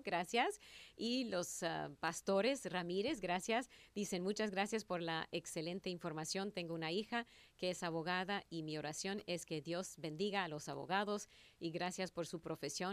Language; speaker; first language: Spanish; native; Spanish